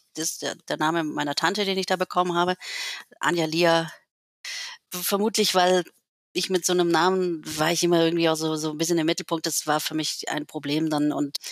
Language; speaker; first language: German; native; German